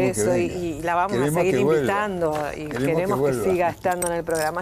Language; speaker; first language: Spanish; native; Spanish